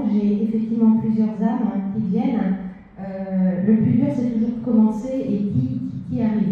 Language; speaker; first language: French; native; French